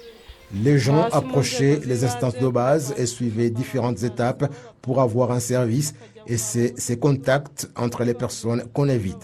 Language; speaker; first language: French; non-native, local second language; Kinyarwanda